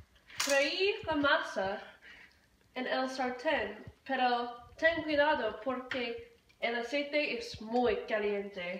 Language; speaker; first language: Spanish; non-native, learner; English